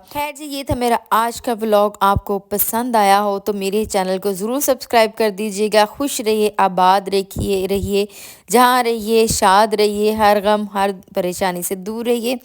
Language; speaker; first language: Urdu; non-native, local second language; Punjabi